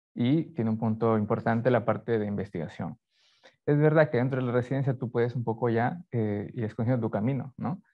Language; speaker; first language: Spanish; native; Spanish